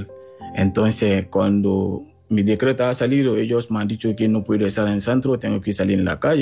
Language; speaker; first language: Spanish; non-native, learner; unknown